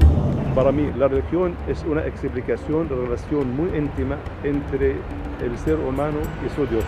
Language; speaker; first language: Spanish; non-native, fluent; Arabic